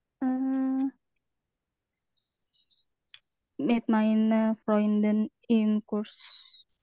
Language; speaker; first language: German; non-native, learner; Indonesian